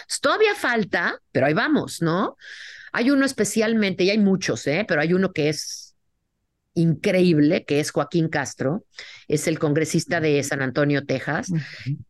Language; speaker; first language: Spanish; native; Spanish